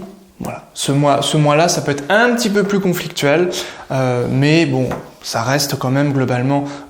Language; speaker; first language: French; native; French